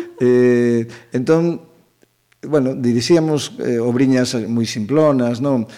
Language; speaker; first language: Galician; native; Galician